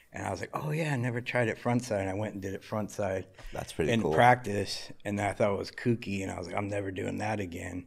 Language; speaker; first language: English; native; English